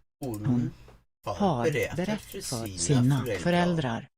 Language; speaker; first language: Swedish; non-native, learner; English